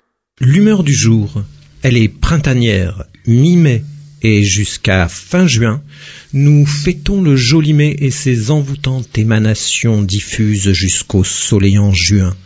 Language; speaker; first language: French; native; French